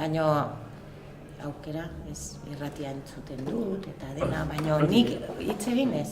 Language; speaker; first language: Basque; non-native, learner; French